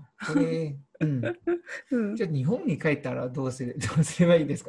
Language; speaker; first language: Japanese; non-native, learner; Chinese